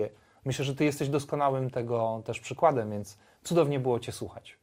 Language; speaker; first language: Polish; native; Polish